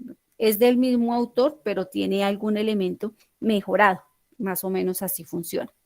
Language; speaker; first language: Spanish; native; Spanish